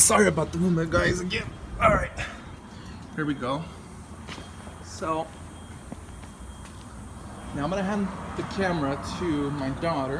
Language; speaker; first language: English; native; English